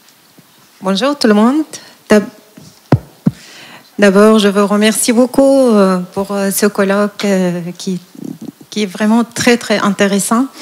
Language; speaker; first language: French; non-native, fluent; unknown